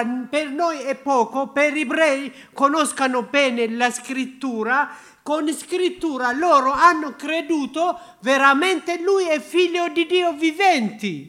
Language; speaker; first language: Italian; non-native, learner; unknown